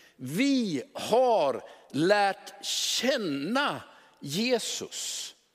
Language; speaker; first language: Swedish; native; Swedish